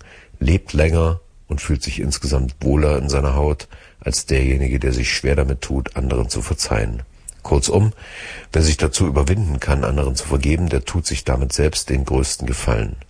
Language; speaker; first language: German; native; German